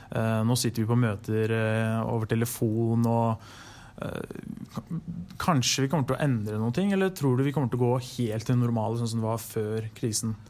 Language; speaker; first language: Norwegian; native; Norwegian